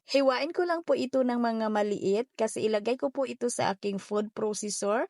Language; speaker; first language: Filipino; non-native, local second language; Cebuano